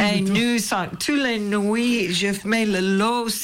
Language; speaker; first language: French; non-native, learner; English